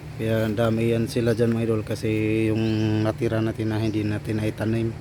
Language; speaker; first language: Filipino; non-native, local second language; Cebuano